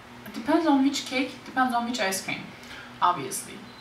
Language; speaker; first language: English; non-native, fluent; Turkish